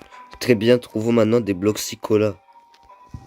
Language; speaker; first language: French; native; French